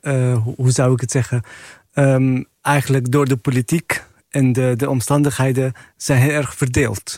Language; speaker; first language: Dutch; non-native, fluent; Arabic